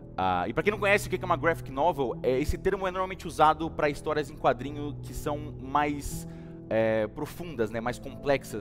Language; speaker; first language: Portuguese; native; Portuguese